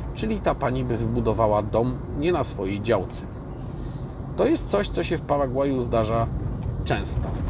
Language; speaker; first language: Polish; native; Polish